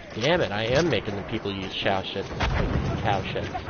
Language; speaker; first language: English; native; English